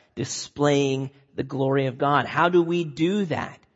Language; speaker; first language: English; native; English